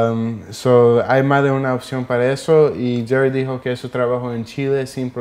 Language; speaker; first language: Spanish; early bilingual, heritage; English